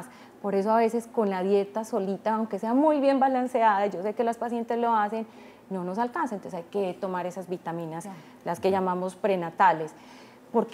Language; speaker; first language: Spanish; native; Spanish